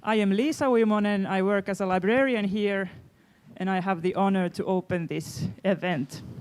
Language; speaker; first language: English; non-native, fluent; Finnish